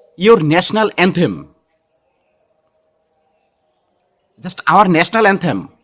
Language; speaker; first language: English; non-native, learner; Bangla